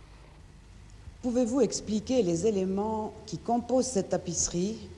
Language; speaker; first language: French; native; French